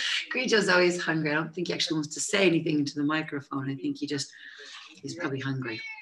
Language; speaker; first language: English; native; English